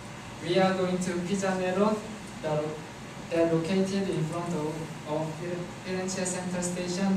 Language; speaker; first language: English; non-native, learner; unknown